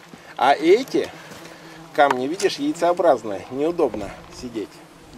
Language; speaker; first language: Russian; native; Russian